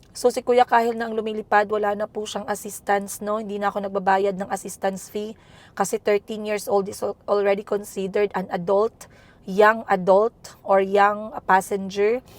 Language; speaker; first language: Filipino; non-native, local second language; Cebuano